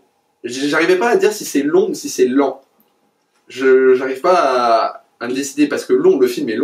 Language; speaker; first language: French; native; French